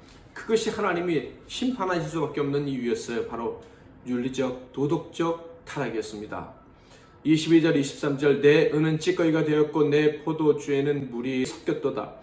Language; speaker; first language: Korean; native; Korean